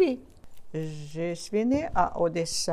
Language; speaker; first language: French; non-native, learner; Russian